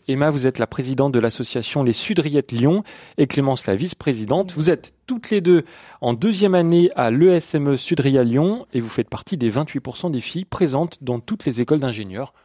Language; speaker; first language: French; native; French